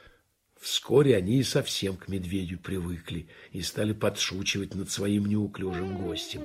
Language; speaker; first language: Russian; native; Russian